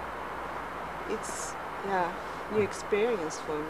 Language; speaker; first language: English; non-native, learner; Japanese